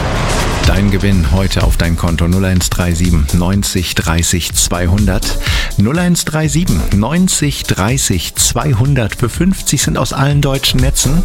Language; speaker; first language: German; native; German